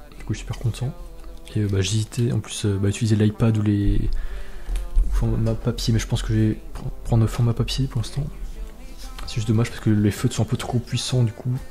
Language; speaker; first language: French; native; French